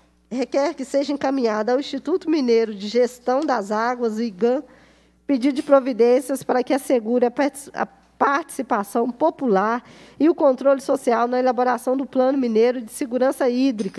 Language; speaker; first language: Portuguese; native; Portuguese